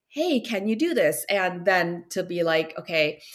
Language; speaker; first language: English; early bilingual, other home language; Korean